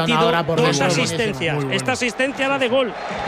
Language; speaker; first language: Spanish; native; Spanish